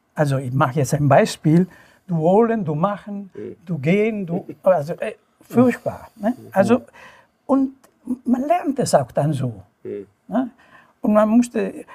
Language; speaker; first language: German; non-native, fluent; Italian